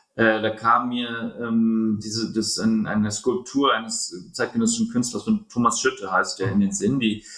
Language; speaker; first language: German; native; German